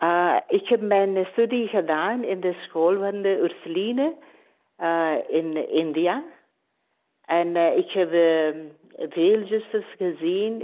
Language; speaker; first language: Dutch; non-native, learner; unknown